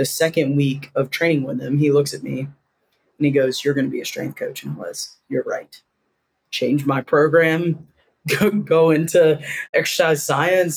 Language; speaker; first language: English; native; English